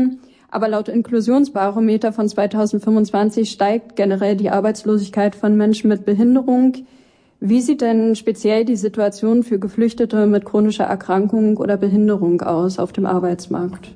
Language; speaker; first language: German; native; German